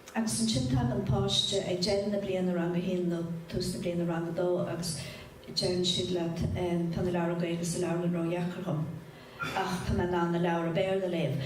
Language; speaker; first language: Irish; native; Irish